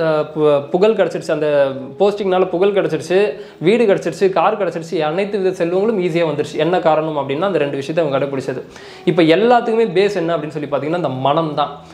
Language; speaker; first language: Tamil; native; Tamil